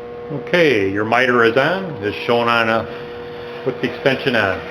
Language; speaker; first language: English; native; English